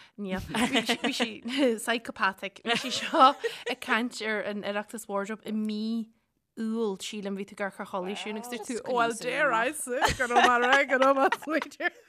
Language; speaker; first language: Irish; native; Irish